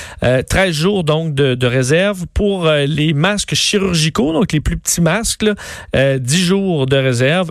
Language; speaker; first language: French; native; French